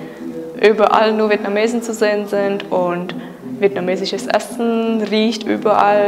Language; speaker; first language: German; non-native, fluent; Czech